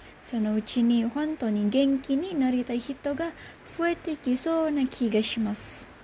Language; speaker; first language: Japanese; non-native, learner; Indonesian